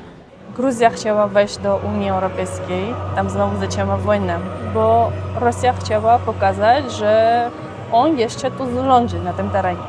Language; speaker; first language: Polish; non-native, fluent; Armenian